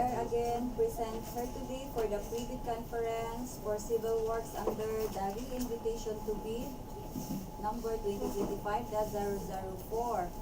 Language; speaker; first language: English; non-native, local second language; Cebuano